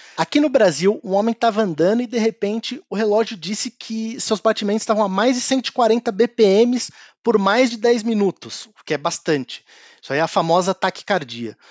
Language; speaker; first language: Portuguese; native; Portuguese